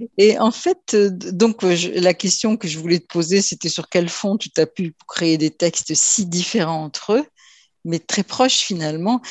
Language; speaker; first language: French; native; French